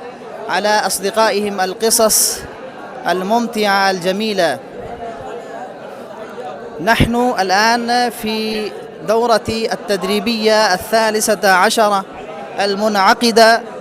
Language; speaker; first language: Arabic; non-native, fluent; Urdu